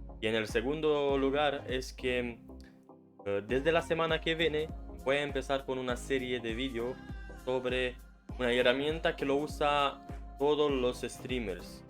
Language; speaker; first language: Spanish; non-native, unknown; Romanian